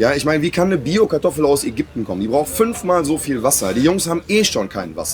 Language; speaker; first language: German; native; German